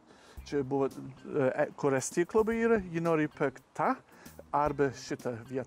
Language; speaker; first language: Lithuanian; non-native, learner; English